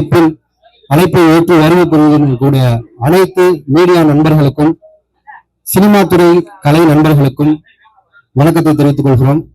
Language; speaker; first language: Tamil; native; Tamil